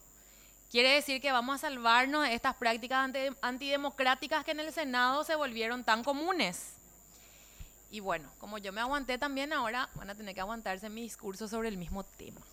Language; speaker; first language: Spanish; native; Spanish